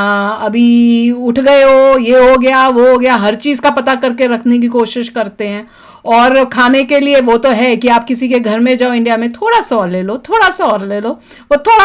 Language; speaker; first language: Hindi; native; Hindi